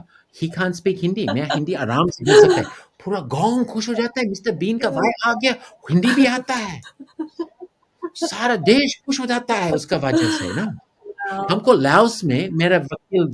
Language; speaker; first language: Hindi; non-native, fluent; English